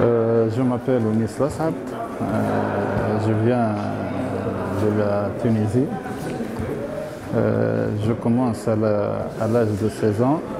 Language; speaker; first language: French; non-native, local second language; Arabic